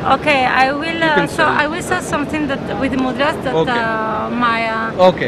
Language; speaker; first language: English; non-native, learner; Spanish